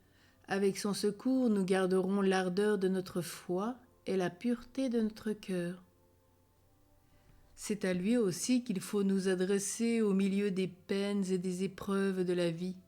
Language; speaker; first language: French; native; French